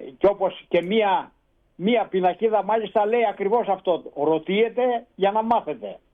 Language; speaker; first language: Greek; non-native, local second language; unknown